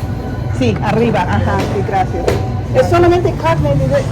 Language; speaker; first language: Spanish; non-native, learner; English